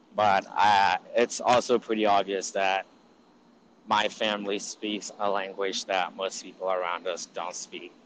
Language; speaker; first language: English; early bilingual, other home language; Akan